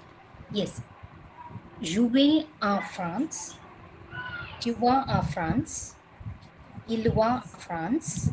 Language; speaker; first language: French; non-native, learner; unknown